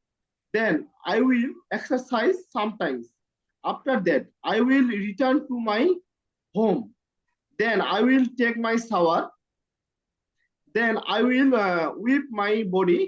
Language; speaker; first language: English; non-native, learner; Bangla